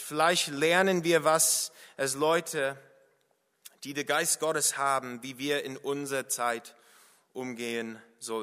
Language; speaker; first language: German; non-native, fluent; English